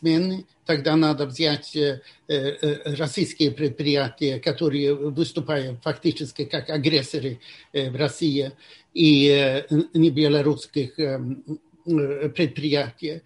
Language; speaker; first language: Russian; non-native, fluent; Swedish